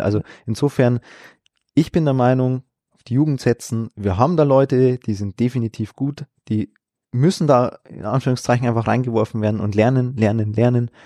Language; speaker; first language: German; native; German